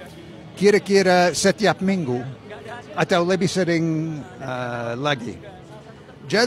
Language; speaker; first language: Indonesian; non-native, fluent; English